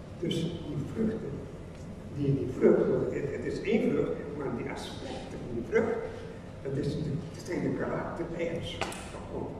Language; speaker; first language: Dutch; non-native, fluent; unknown